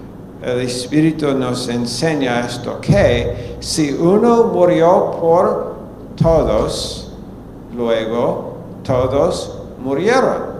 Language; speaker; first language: Spanish; non-native, fluent; English